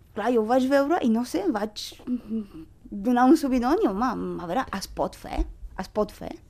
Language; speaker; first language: Catalan; non-native, fluent; Romanian